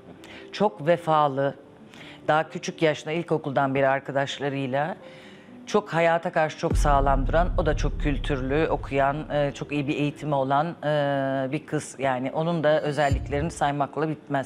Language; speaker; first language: Turkish; native; Turkish